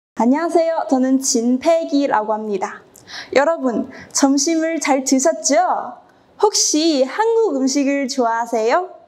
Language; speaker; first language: Korean; non-native, fluent; Cantonese